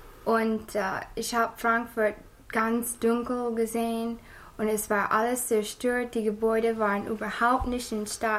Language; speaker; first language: German; non-native, fluent; English